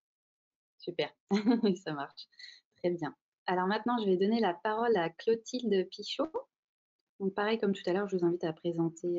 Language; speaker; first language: French; native; French